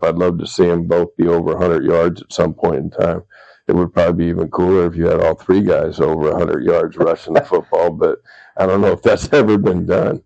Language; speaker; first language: English; native; English